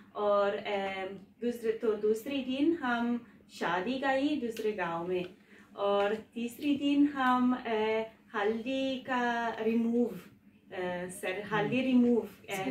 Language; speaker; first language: Hindi; non-native, learner; Italian